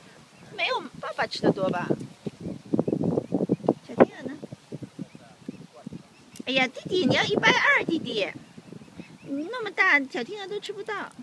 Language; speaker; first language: Chinese; native; Chinese